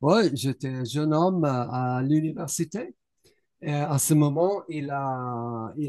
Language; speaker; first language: French; non-native, learner; English